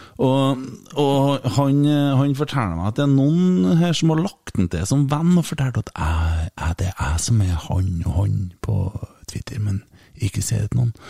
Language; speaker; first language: Norwegian; native; Norwegian